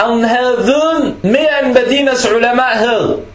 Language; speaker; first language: Danish; early bilingual, other home language; Arabic